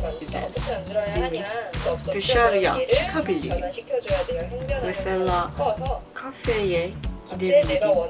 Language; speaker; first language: Turkish; non-native, learner; Korean